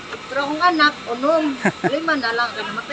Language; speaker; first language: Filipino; non-native, local second language; Cebuano